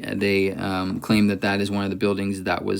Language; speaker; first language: English; native; English